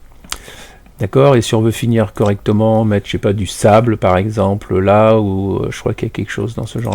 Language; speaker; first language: French; native; French